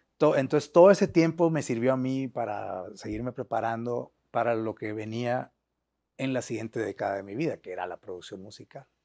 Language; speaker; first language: Spanish; native; Spanish